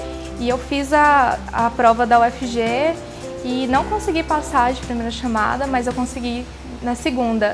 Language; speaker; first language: Portuguese; native; Portuguese